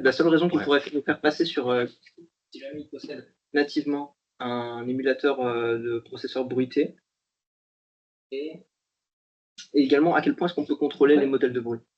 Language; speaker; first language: French; native; French